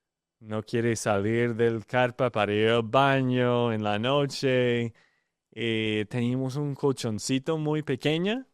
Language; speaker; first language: Spanish; non-native, learner; English